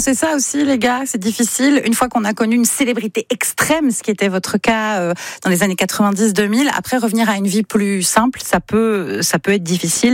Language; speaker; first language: French; native; French